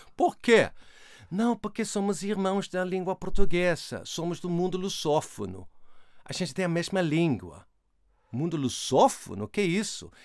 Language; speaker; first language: Portuguese; non-native, fluent; Swedish